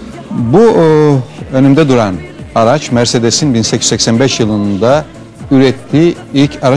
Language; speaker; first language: Turkish; native; Turkish